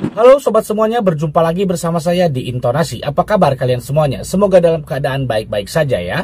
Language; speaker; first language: Indonesian; native; Indonesian